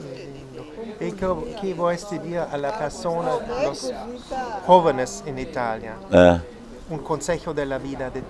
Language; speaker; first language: Italian; non-native, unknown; Croatian